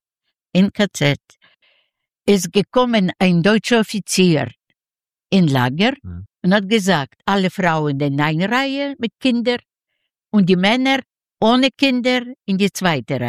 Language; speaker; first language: German; non-native, fluent; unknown